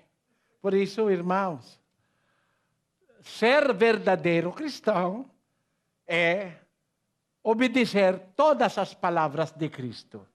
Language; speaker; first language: Portuguese; non-native, learner; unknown